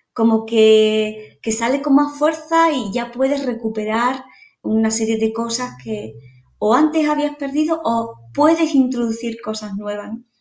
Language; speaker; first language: Spanish; native; Spanish